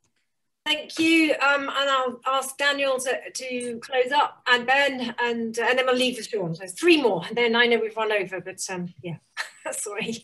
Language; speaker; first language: English; native; English